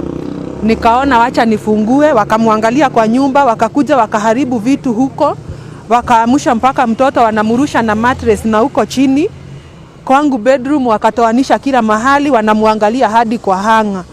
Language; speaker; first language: Swahili; native; Swahili